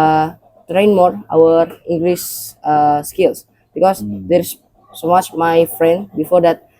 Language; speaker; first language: English; non-native, learner; Indonesian